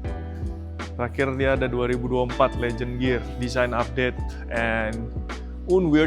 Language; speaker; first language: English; non-native, fluent; Indonesian